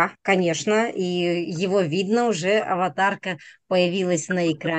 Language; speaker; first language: Russian; native; Russian